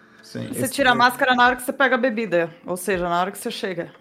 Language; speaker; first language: Portuguese; native; Portuguese